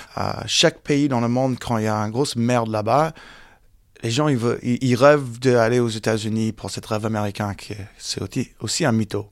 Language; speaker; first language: French; early bilingual, heritage; English